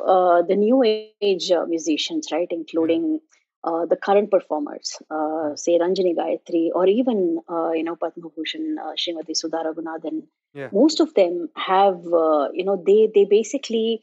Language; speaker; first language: English; non-native, local second language; Tamil